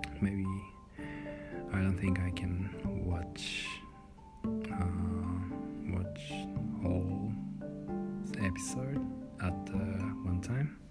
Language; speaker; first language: English; non-native, fluent; Japanese